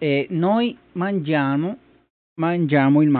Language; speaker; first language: Italian; non-native, learner; Spanish